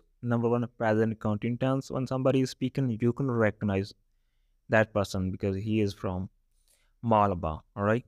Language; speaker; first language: English; non-native, local second language; Punjabi